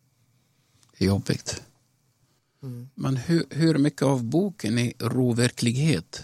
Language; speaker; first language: Swedish; non-native, fluent; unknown